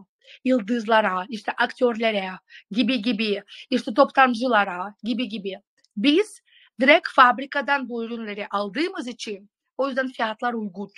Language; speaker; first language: Turkish; non-native, fluent; Russian